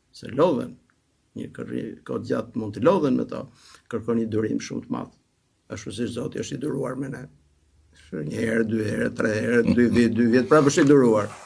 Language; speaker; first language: Albanian; native; Albanian